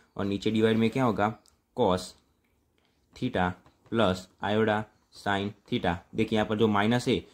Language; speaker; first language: Hindi; non-native, local second language; Gujarati